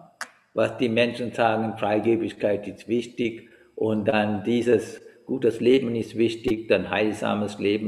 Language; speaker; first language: German; non-native, learner; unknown